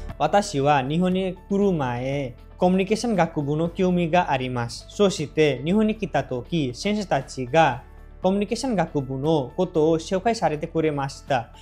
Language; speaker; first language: Japanese; non-native, learner; Nepali